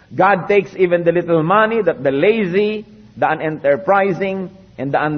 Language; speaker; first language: English; non-native, local second language; Filipino